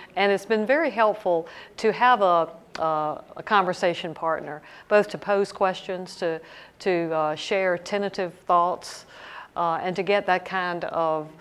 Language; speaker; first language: English; native; English